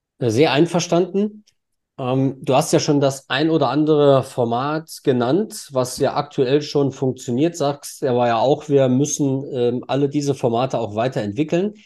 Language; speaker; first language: German; native; German